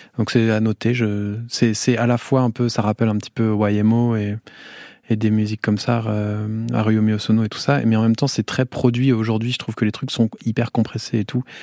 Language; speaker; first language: French; native; French